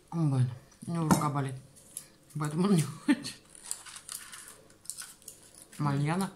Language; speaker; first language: Spanish; non-native, learner; Russian